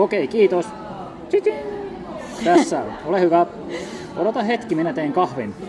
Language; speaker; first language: Finnish; native; Finnish